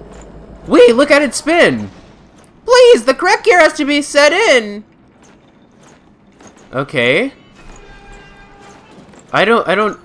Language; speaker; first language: English; native; English